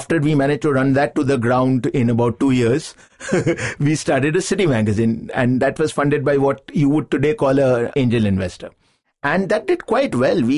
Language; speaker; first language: English; non-native, local second language; Bangla